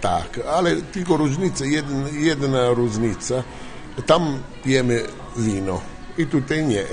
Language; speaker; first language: Polish; non-native, learner; Italian